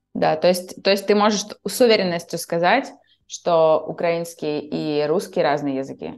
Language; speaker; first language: Russian; native; Russian